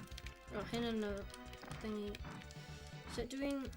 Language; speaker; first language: Welsh; non-native, local second language; English